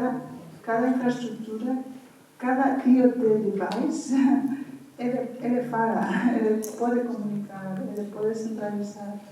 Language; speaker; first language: Portuguese; non-native, fluent; Spanish